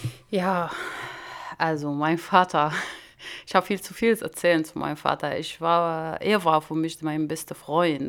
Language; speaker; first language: German; non-native, learner; Arabic